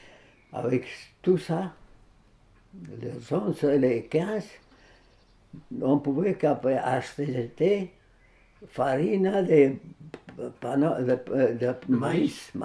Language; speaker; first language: French; non-native, fluent; Spanish